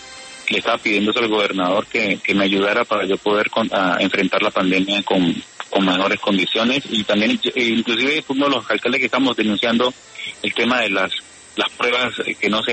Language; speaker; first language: Spanish; native; Spanish